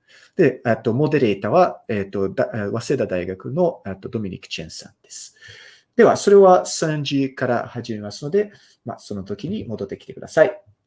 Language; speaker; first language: Japanese; non-native, fluent; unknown